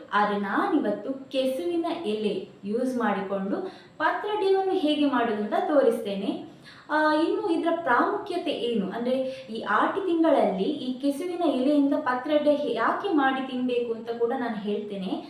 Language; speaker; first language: Kannada; non-native, local second language; Tulu